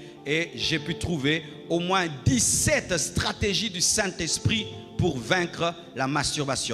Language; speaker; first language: French; non-native, local second language; Lingala